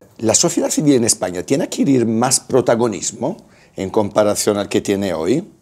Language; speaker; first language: Spanish; non-native, fluent; Italian